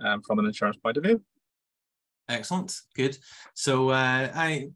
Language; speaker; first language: English; native; English